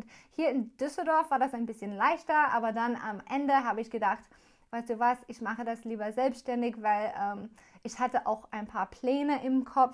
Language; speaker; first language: German; non-native, learner; English